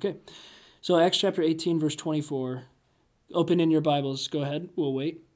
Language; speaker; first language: English; native; English